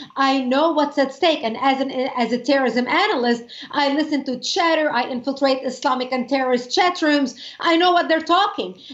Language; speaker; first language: English; non-native, fluent; Arabic